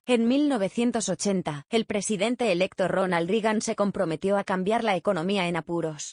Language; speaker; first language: Spanish; native; Spanish